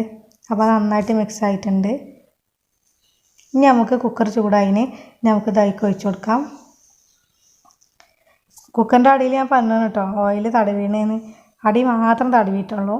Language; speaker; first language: Malayalam; native; Malayalam